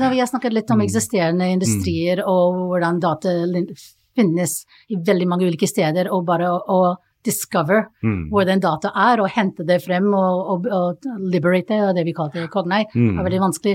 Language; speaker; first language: Norwegian; non-native, fluent; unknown